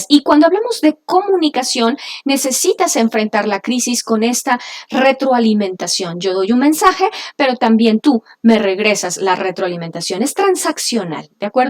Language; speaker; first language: Spanish; native; Spanish